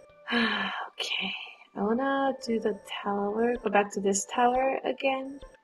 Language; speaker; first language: English; non-native, fluent; Korean